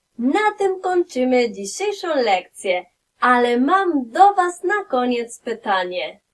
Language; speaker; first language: Polish; non-native, fluent; Spanish